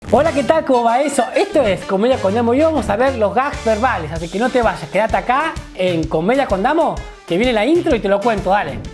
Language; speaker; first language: Spanish; native; Spanish